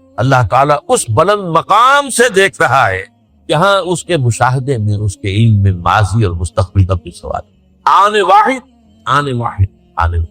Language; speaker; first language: Urdu; native; Urdu